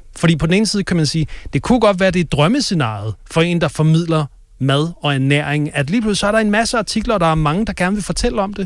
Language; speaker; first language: Danish; native; Danish